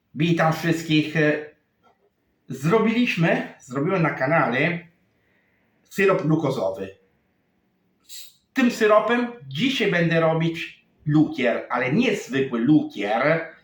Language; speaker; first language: Polish; non-native, fluent; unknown